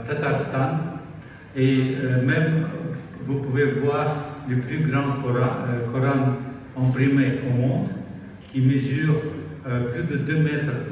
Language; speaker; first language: French; non-native, fluent; Russian